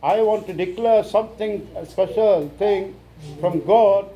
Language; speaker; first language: English; non-native, local second language; Tamil